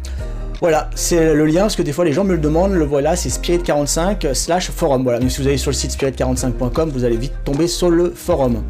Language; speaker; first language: French; native; French